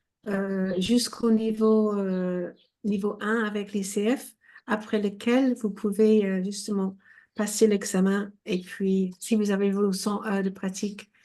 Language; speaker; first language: French; non-native, fluent; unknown